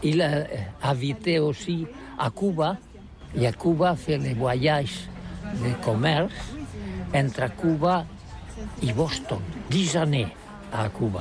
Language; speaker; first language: French; non-native, learner; Catalan